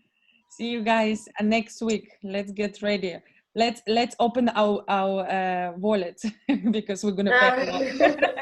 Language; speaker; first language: English; non-native, fluent; Russian